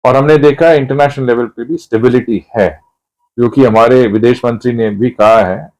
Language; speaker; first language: Hindi; non-native, local second language; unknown